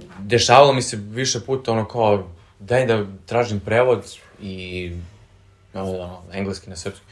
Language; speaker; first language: Serbian; early bilingual, heritage; Serbian